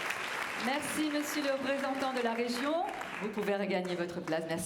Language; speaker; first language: French; native; French